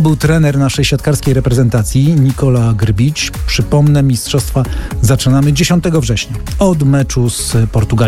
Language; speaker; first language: Polish; native; Polish